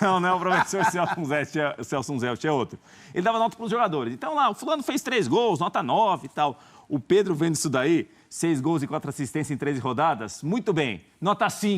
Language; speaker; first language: Portuguese; native; Portuguese